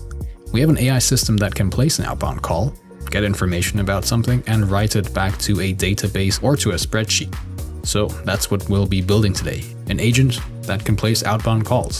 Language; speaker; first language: English; native; English